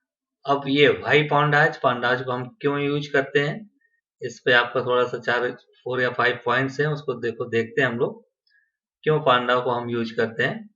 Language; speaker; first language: Hindi; native; Hindi